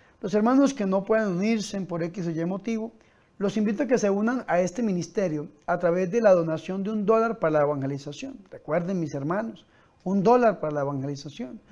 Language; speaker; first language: Spanish; native; Spanish